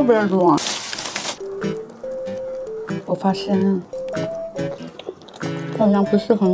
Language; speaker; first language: Chinese; non-native, learner; Korean